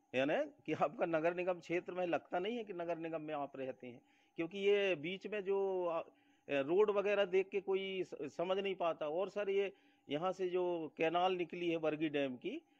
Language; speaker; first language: Hindi; native; Hindi